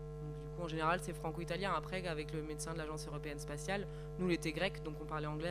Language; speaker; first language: French; native; French